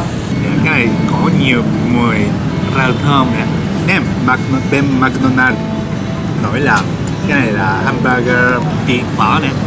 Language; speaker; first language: Vietnamese; non-native, learner; Japanese